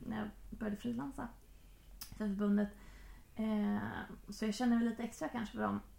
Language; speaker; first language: Swedish; native; Swedish